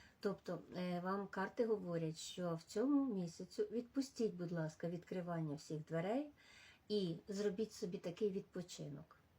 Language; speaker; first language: Ukrainian; non-native, local second language; Russian